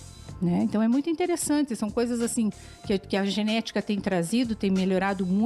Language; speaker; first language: Portuguese; native; Portuguese